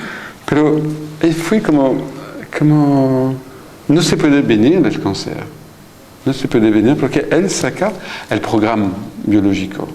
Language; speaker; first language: Spanish; non-native, fluent; French